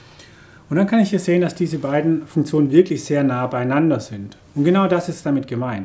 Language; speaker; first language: German; native; German